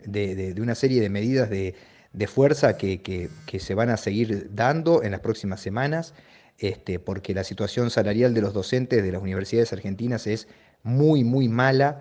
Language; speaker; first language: Spanish; native; Spanish